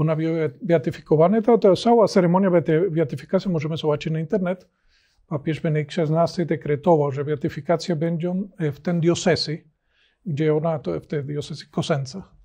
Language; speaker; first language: Polish; non-native, learner; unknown